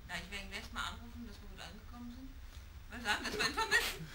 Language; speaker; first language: German; native; German